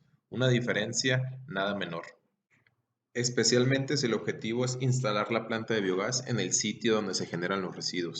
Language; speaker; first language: Spanish; native; Spanish